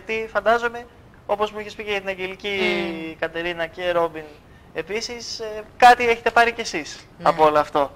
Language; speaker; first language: Greek; native; Greek